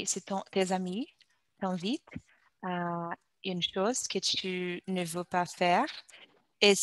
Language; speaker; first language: French; non-native, learner; Portuguese